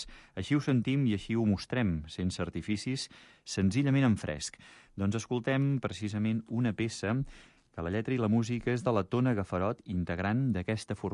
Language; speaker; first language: Catalan; native; Catalan